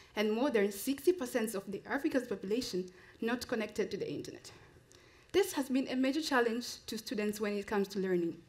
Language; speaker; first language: English; non-native, local second language; Swahili